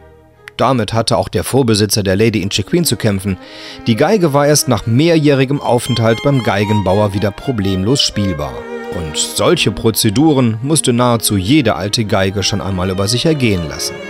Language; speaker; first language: German; native; German